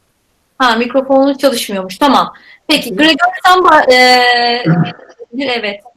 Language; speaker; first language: Turkish; native; Turkish